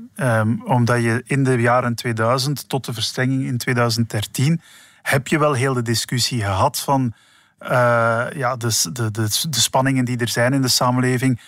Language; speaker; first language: Dutch; native; Dutch